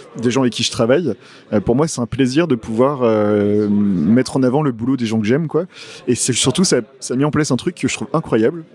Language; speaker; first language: French; native; French